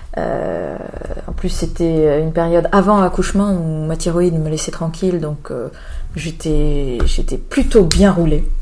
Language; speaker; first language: French; native; French